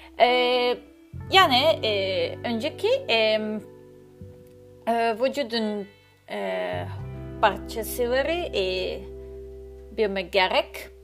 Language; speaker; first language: Turkish; non-native, learner; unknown